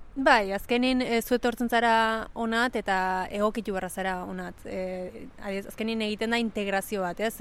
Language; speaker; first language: Basque; early bilingual, other home language; Spanish